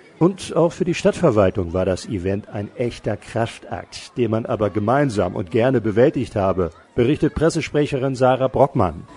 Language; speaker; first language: German; native; German